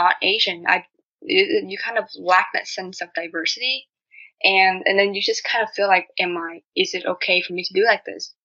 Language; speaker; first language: English; non-native, fluent; Vietnamese